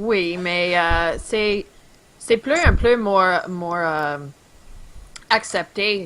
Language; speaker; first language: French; non-native, local second language; English